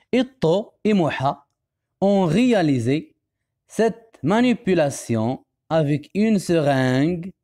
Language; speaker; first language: French; non-native, local second language; Arabic